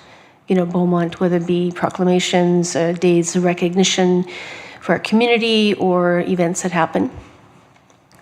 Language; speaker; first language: English; native; English